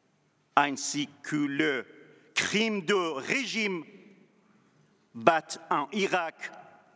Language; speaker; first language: French; non-native, learner; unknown